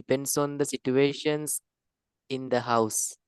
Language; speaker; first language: English; non-native, learner; Sinhala